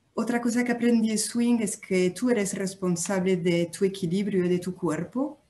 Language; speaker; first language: Spanish; non-native, fluent; French